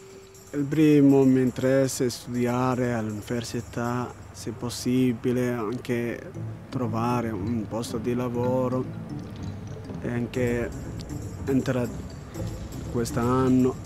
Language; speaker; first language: Italian; non-native, learner; Somali